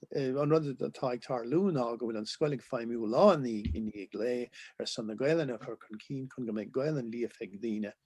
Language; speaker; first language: Irish; non-native, local second language; English